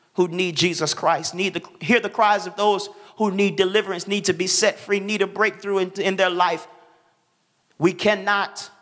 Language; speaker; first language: English; native; English